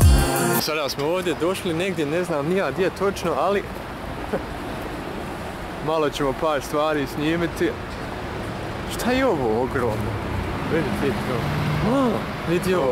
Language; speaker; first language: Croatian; early bilingual, heritage; Croatian